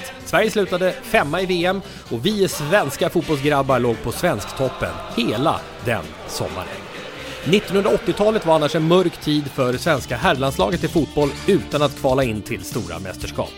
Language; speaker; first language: Swedish; native; Swedish